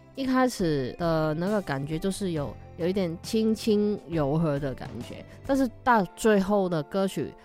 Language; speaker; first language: Chinese; non-native, local second language; Cantonese